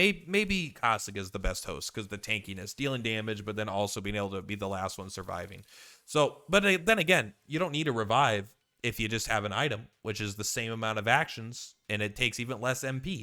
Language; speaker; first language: English; native; English